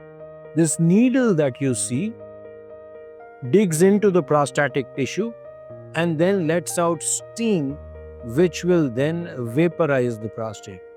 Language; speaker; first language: English; non-native, local second language; Hindi